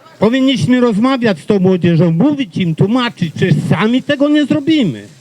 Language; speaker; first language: Polish; native; Polish